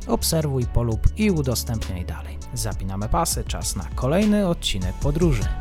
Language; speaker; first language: Polish; native; Polish